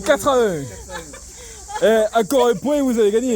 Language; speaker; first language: French; native; French